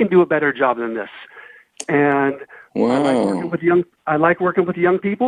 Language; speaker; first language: English; native; English